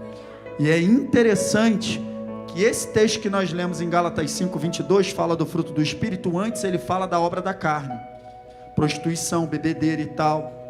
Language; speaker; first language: Portuguese; native; Portuguese